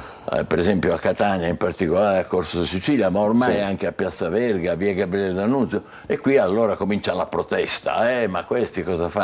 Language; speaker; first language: Italian; native; Italian